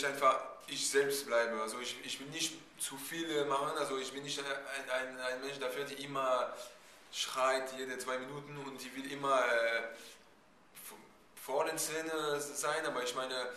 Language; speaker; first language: German; non-native, fluent; French